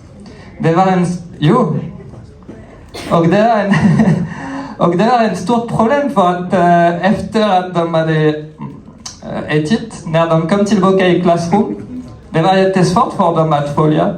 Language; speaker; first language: Swedish; non-native, fluent; French